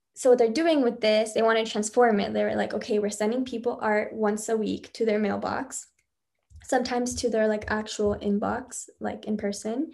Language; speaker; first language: English; early bilingual, other home language; Spanish